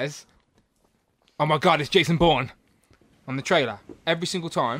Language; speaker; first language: English; native; English